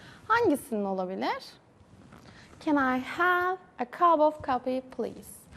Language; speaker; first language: English; non-native, fluent; Turkish